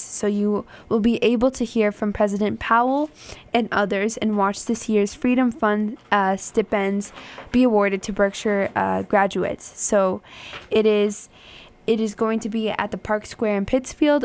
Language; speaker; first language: English; early bilingual, other home language; Spanish